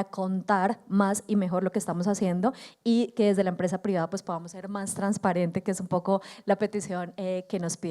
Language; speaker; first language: Spanish; native; Spanish